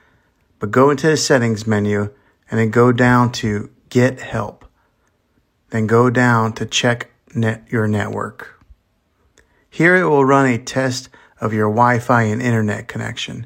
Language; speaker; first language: English; native; English